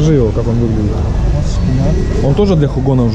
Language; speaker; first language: Russian; native; Russian